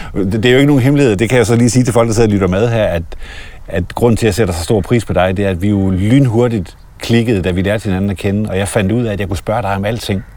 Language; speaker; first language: Danish; native; Danish